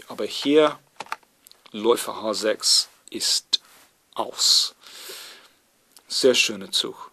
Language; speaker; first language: German; non-native, fluent; English